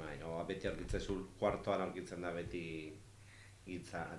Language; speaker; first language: Basque; native; Basque